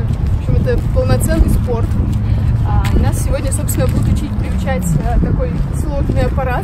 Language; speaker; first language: Russian; native; Russian